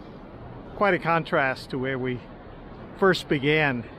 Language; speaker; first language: English; native; English